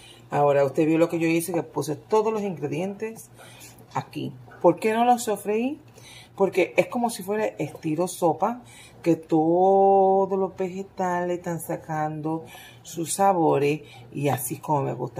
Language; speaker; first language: Spanish; native; Spanish